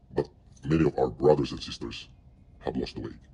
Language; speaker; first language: English; non-native, local second language; Filipino